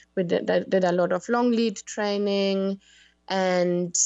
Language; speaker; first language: English; non-native, fluent; German